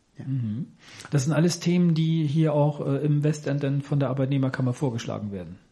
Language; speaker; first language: German; native; German